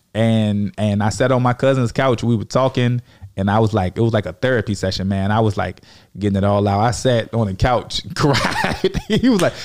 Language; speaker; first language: English; native; English